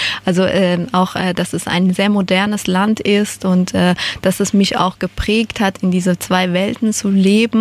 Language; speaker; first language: German; non-native, fluent; Persian